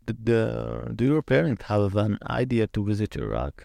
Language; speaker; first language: English; non-native, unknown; Arabic